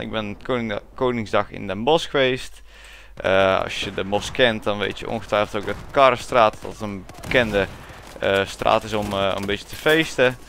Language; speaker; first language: Dutch; native; Dutch